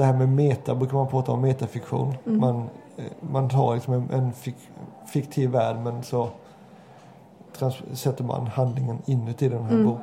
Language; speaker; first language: Swedish; native; Swedish